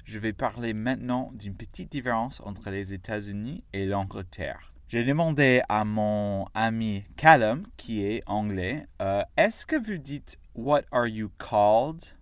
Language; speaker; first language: French; non-native, fluent; English